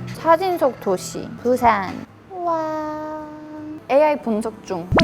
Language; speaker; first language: Korean; non-native, fluent; Polish